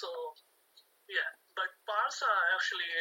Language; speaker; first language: English; non-native, local second language; Hindi